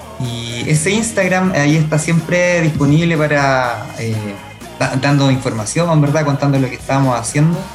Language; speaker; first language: Spanish; native; Spanish